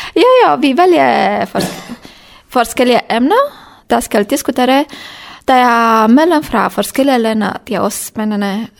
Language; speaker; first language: Danish; non-native, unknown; Romanian